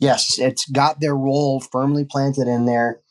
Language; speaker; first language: English; native; English